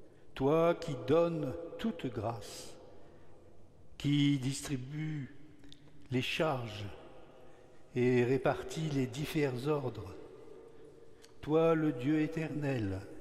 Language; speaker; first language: French; native; French